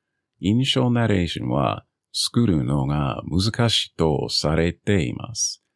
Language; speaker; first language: Japanese; non-native, learner; English